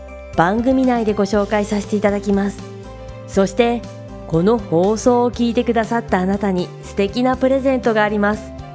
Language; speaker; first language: Japanese; native; Japanese